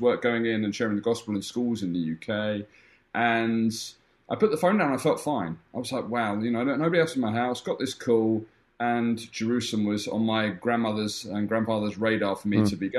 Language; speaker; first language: English; native; English